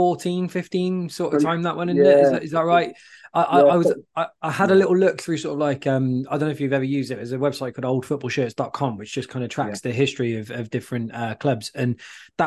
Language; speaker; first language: English; native; English